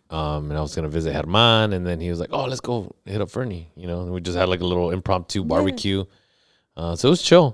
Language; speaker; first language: English; early bilingual, other home language; Spanish